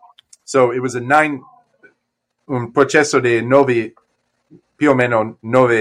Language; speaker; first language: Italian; non-native, learner; English